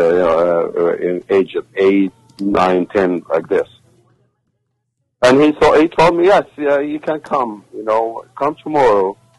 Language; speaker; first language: English; non-native, learner; Arabic